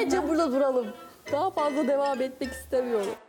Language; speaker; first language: Turkish; native; Turkish